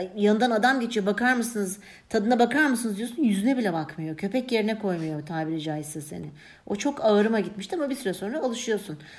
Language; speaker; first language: Turkish; early bilingual, heritage; Turkish